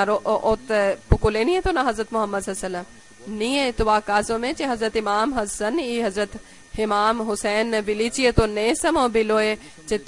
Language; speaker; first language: Bulgarian; non-native, learner; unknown